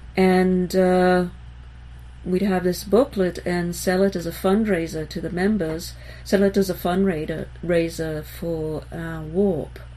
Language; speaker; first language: English; early bilingual, other home language; Hebrew